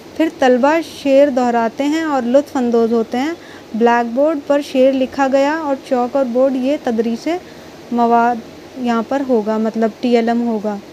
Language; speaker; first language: Urdu; native; Urdu